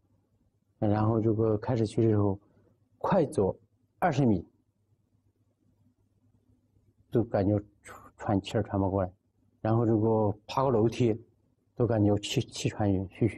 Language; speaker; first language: Chinese; native; Chinese